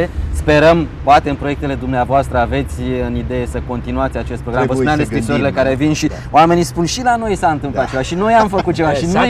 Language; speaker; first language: Romanian; native; Romanian